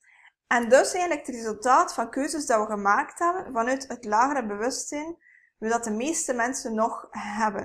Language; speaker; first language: Dutch; native; Dutch